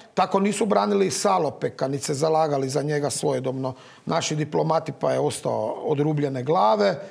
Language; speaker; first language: Croatian; native; Croatian